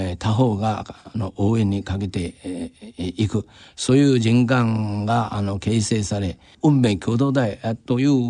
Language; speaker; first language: Japanese; non-native, fluent; Chinese